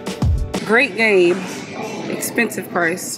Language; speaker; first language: English; native; English